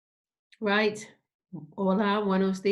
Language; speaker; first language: Spanish; non-native, fluent; English